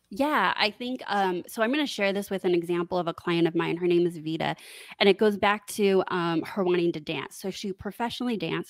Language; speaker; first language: English; native; English